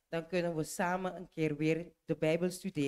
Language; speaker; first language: Dutch; non-native, learner; Papiamento